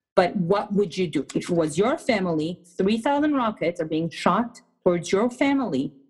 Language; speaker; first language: English; non-native, fluent; Hebrew